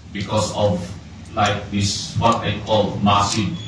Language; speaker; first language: English; non-native, local second language; Filipino